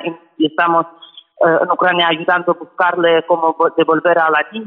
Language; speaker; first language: Spanish; non-native, fluent; Ukrainian